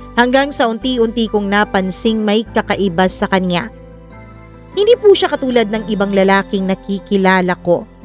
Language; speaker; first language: Filipino; non-native, local second language; Cebuano